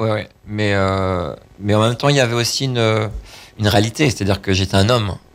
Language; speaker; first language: French; native; French